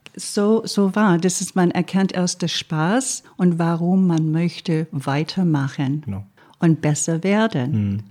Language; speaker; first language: German; non-native, fluent; English